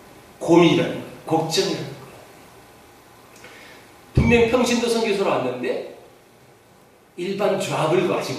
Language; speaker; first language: Korean; native; Korean